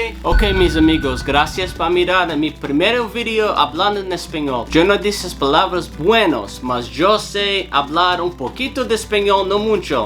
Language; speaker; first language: Spanish; non-native, learner; English